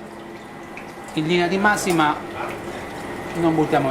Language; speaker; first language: Italian; native; Italian